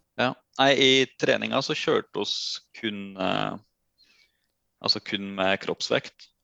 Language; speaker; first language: Norwegian; native; Norwegian